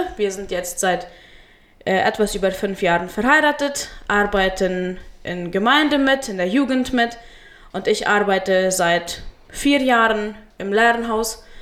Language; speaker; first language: German; early bilingual, heritage; Spanish